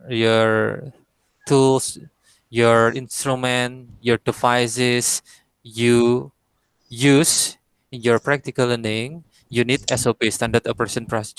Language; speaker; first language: English; non-native, fluent; Indonesian